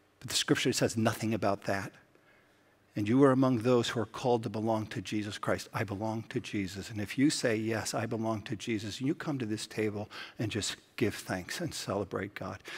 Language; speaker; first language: English; native; English